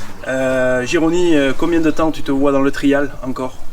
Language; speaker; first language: French; native; French